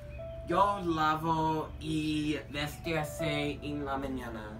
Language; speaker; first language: Spanish; non-native, learner; English